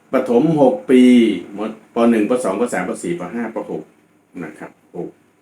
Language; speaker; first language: Thai; native; Thai